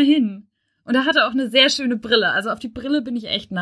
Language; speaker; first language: German; native; German